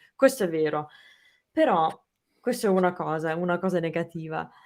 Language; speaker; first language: Italian; non-native, fluent; English